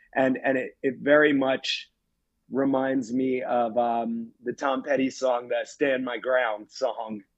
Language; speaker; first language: English; native; English